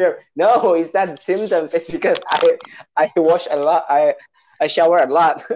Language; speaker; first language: English; non-native, learner; Indonesian